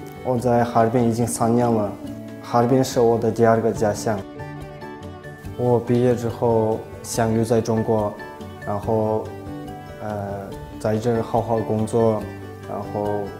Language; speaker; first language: Chinese; non-native, learner; Kazakh